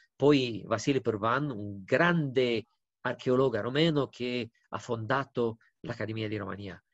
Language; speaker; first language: Italian; non-native, fluent; Romanian